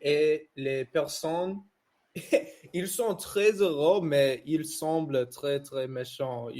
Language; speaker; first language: French; non-native, learner; English